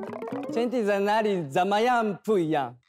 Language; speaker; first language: Chinese; non-native, learner; Thai